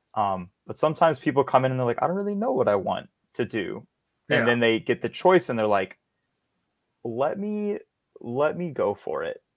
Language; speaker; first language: English; native; English